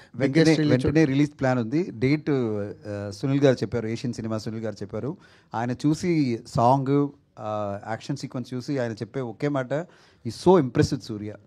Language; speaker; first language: Telugu; non-native, fluent; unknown